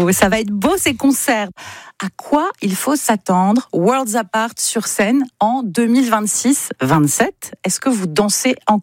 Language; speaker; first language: French; native; French